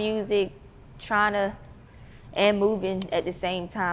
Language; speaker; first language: English; native; English